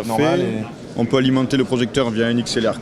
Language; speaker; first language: French; native; French